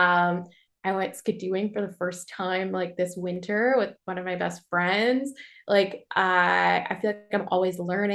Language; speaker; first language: English; native; English